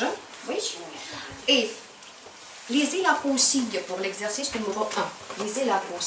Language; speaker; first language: French; non-native, fluent; Ukrainian